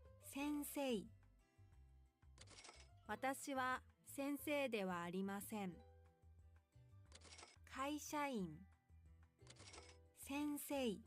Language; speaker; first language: Japanese; non-native, learner; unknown